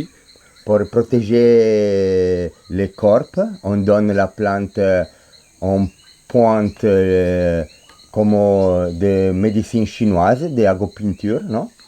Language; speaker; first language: French; non-native, fluent; Spanish